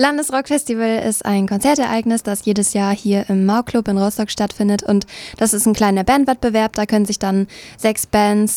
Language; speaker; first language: German; native; German